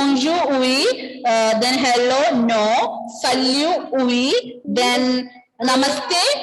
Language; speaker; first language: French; non-native, learner; Malayalam